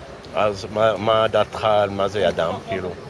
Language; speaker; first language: Hebrew; non-native, fluent; English